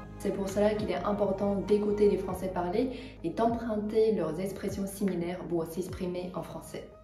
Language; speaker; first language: French; non-native, fluent; Chinese